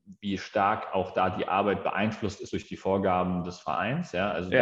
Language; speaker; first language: German; native; German